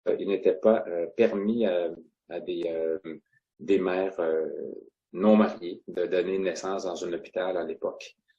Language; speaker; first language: French; non-native, local second language; Innu-aimun